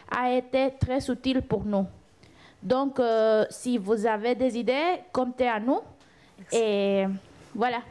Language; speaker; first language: French; non-native, fluent; Spanish